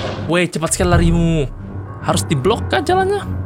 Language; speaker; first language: Indonesian; native; Indonesian